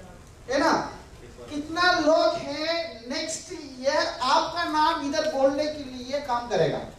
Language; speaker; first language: Hindi; non-native, local second language; Tamil